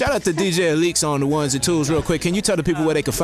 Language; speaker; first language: English; native; English